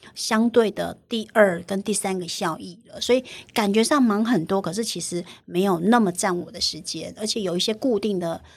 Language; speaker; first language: Chinese; native; Chinese